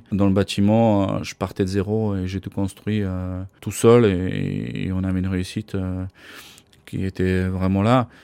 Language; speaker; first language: French; non-native, fluent; Slovak